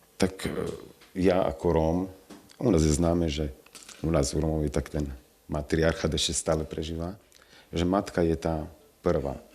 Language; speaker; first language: Slovak; non-native, local second language; Romany